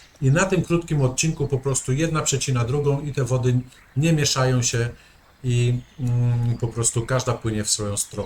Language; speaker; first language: Polish; native; Polish